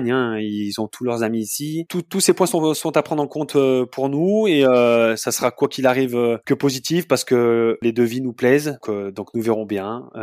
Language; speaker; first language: French; native; French